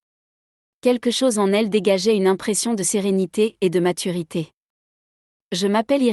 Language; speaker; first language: French; native; French